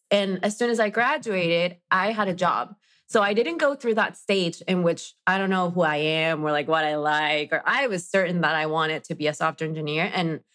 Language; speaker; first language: English; non-native, fluent; Spanish